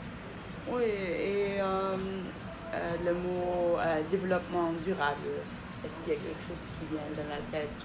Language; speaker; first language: French; non-native, fluent; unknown